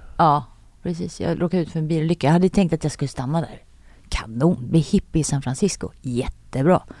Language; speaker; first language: Swedish; native; Swedish